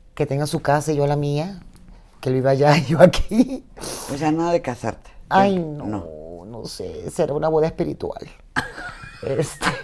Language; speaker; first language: Spanish; native; Spanish